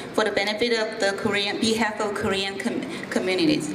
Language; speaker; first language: English; non-native, fluent; Korean